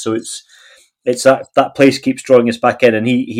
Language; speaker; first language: English; native; English